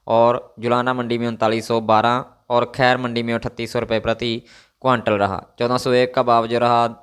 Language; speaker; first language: Hindi; non-native, local second language; Punjabi